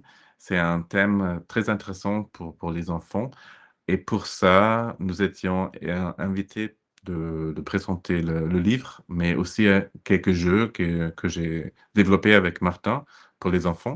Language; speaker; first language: French; non-native, fluent; German